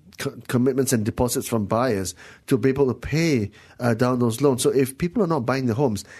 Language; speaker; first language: English; non-native, local second language; Min Nan Chinese